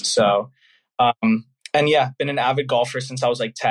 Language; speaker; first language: English; native; English